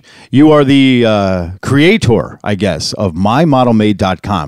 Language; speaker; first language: English; native; English